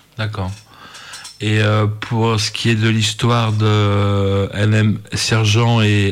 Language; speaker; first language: French; native; French